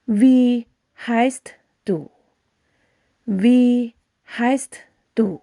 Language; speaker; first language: German; non-native, fluent; Thai